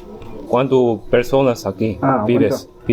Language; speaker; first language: Spanish; non-native, learner; Korean